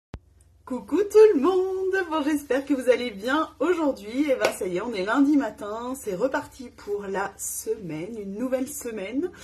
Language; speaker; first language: French; native; French